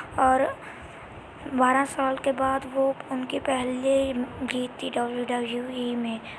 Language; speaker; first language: Hindi; non-native, local second language; Punjabi